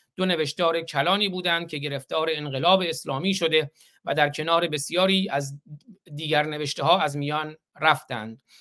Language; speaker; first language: Persian; native; Persian